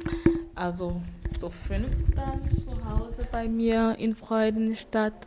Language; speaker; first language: German; non-native, fluent; French